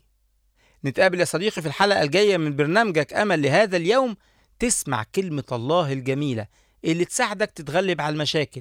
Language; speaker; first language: Arabic; native; Arabic